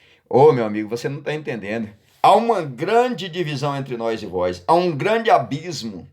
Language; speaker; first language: Portuguese; native; Portuguese